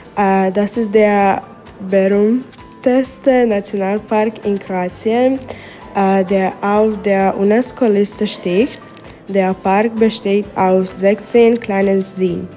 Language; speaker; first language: German; non-native, learner; Croatian